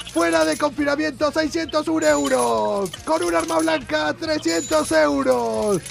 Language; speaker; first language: Spanish; native; Spanish